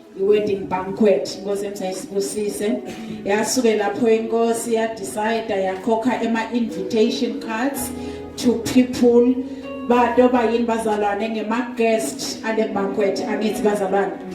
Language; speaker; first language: Zulu; non-native, local second language; Swati